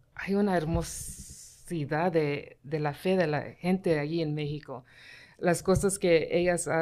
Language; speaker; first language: Spanish; early bilingual, heritage; Spanish